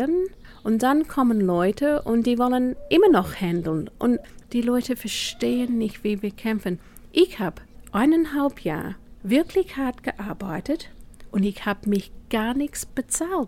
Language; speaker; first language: German; non-native, fluent; English